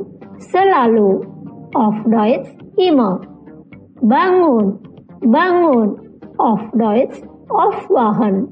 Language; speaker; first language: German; non-native, learner; Indonesian